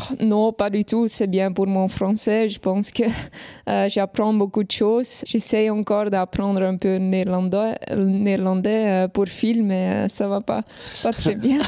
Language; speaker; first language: French; non-native, local second language; Dutch